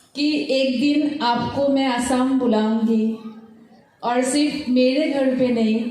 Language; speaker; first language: Hindi; non-native, local second language; Assamese